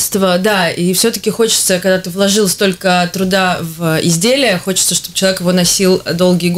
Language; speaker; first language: Russian; native; Russian